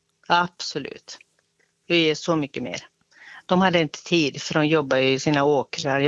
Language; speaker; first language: Swedish; native; Swedish